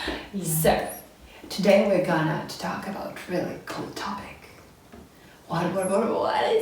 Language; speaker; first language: English; non-native, fluent; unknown